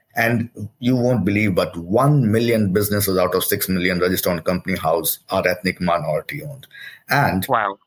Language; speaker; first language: English; non-native, local second language; Hindi